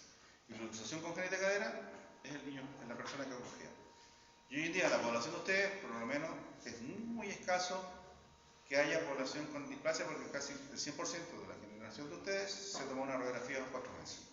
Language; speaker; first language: Spanish; native; Spanish